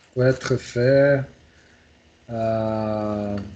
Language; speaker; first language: French; non-native, learner; Portuguese